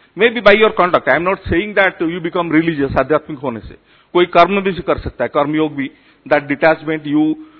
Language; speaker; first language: Hindi; non-native, fluent; Odia